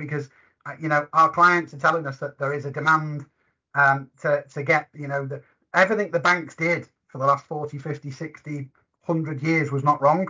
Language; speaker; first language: English; native; English